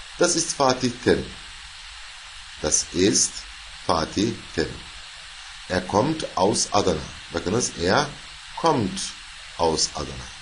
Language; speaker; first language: German; non-native, fluent; Turkish